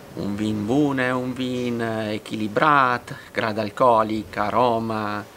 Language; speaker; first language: Romanian; non-native, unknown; Italian